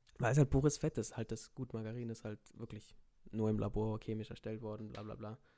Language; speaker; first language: German; early bilingual, other home language; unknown